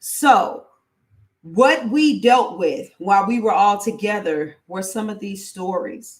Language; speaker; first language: English; native; English